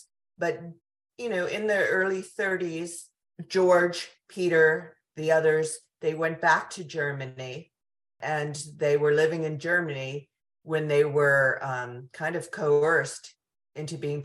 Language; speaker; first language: English; native; English